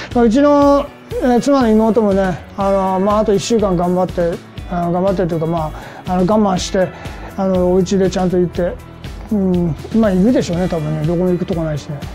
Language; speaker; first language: Japanese; native; Japanese